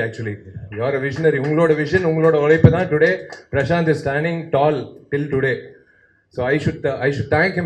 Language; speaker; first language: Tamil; native; Tamil